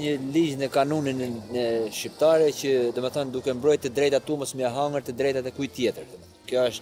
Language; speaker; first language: Albanian; early bilingual, heritage; Albanian